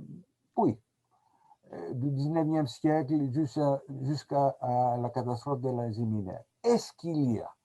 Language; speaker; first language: French; non-native, fluent; Greek